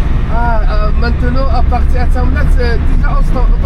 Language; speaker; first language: French; non-native, learner; Arabic